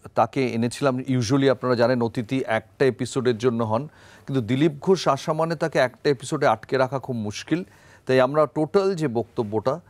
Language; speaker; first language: Bangla; native; Bangla